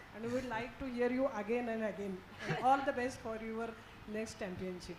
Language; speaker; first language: English; non-native, local second language; Marathi